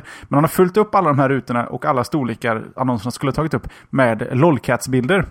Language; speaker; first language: Swedish; native; Swedish